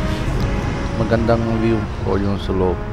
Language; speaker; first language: Filipino; early bilingual, heritage; Filipino